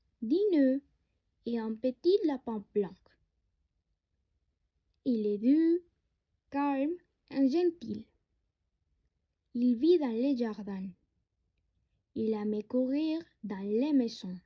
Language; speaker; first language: French; non-native, learner; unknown